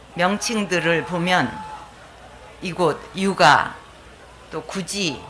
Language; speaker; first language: Korean; native; Korean